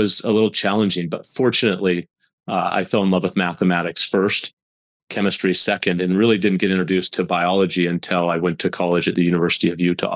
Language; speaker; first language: English; native; English